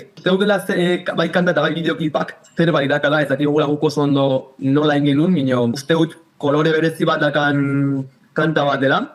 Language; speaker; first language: Basque; native; Basque